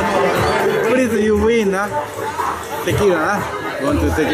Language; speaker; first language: English; non-native, learner; Japanese